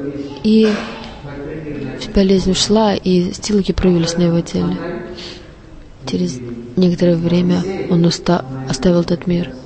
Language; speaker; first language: Russian; non-native, learner; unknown